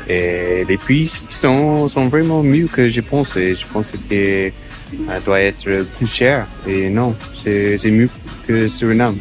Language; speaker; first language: French; non-native, fluent; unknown